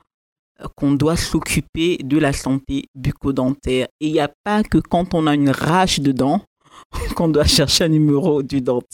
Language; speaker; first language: French; native; French